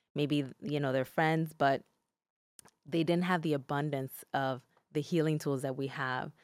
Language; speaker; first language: English; early bilingual, other home language; Spanish